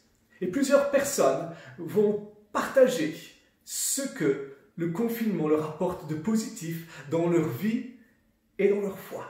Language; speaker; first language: French; native; French